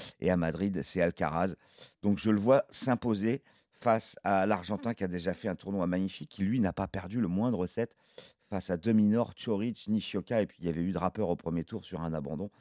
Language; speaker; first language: French; native; French